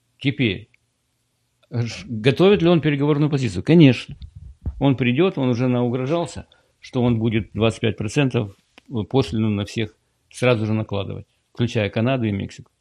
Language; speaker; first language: Russian; native; Russian